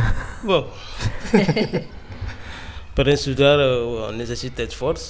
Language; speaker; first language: Catalan; non-native, learner; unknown